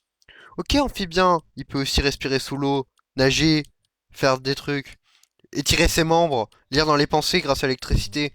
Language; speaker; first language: French; native; French